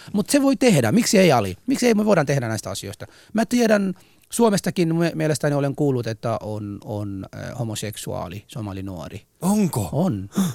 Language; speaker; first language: Finnish; early bilingual, other home language; Arabic